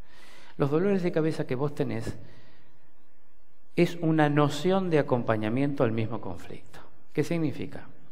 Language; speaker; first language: Spanish; native; Spanish